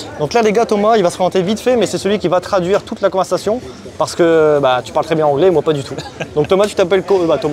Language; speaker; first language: French; native; French